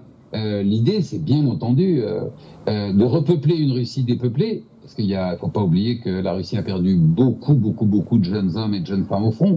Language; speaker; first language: French; native; French